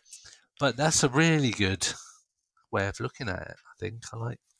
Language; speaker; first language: English; native; English